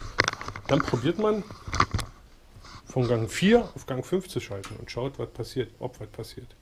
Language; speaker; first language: German; native; German